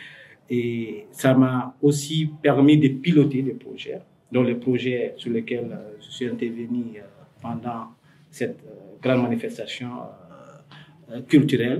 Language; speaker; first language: French; non-native, local second language; Fula